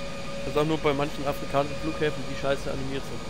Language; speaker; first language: German; native; German